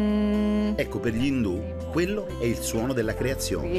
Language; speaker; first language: Italian; native; Italian